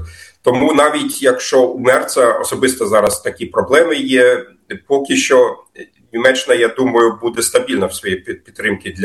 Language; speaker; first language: Ukrainian; non-native, fluent; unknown